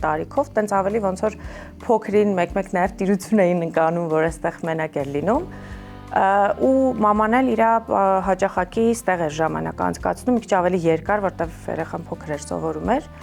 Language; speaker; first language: Armenian; native; Armenian